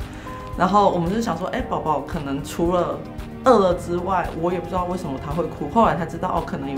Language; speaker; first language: Chinese; native; Chinese